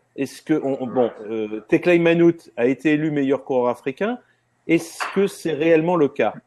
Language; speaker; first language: French; native; French